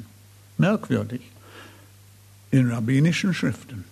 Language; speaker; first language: German; non-native, fluent; English